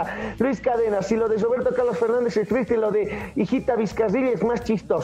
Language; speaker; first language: Spanish; native; Spanish